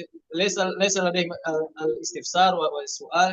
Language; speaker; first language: Arabic; non-native, local second language; Indonesian